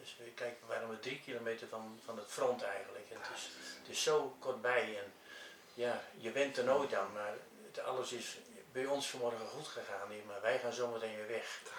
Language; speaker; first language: Dutch; native; Dutch